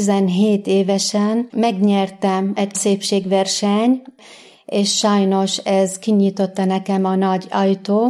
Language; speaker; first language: Hungarian; non-native, fluent; Arabic